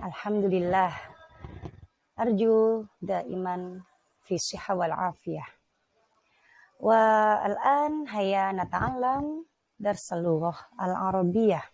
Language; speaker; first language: Arabic; non-native, fluent; Indonesian